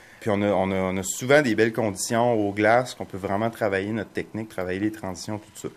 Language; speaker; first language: French; native; French